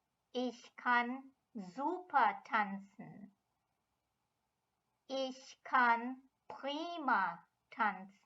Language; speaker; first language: German; non-native, fluent; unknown